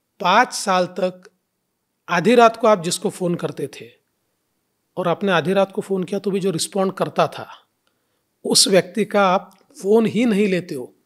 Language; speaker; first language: Hindi; non-native, local second language; Marathi